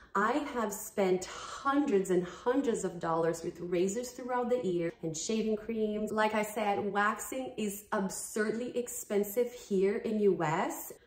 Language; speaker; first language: English; non-native, fluent; Portuguese